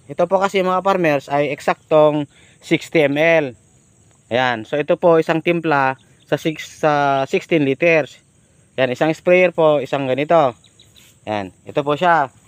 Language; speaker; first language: Filipino; non-native, local second language; Iloko